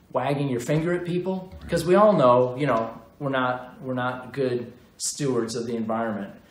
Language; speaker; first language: English; native; English